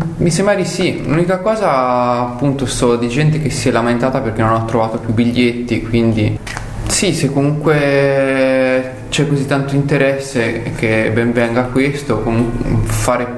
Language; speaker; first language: Italian; native; Italian